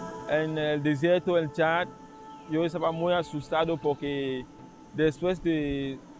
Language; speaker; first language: Spanish; non-native, fluent; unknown